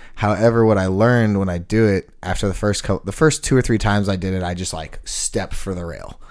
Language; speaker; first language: English; native; English